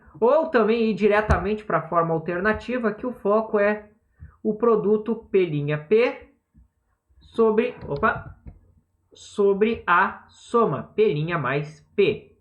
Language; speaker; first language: Portuguese; native; Portuguese